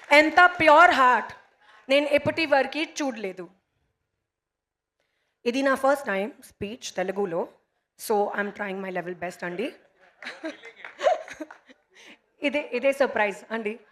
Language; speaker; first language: Telugu; non-native, learner; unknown